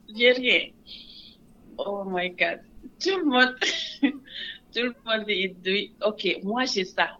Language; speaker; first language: French; non-native, local second language; Wolof